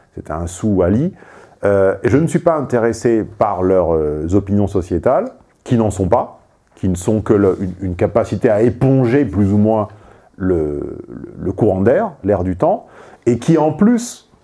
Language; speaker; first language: French; native; French